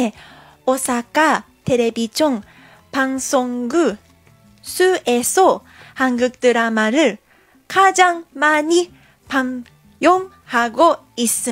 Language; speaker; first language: Korean; non-native, learner; Japanese